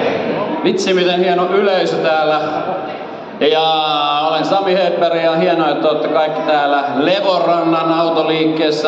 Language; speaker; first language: Finnish; native; Finnish